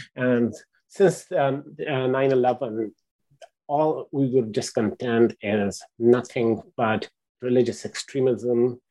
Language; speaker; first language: English; non-native, local second language; Urdu